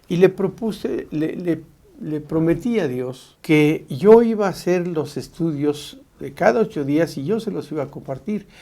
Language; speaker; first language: Spanish; native; Spanish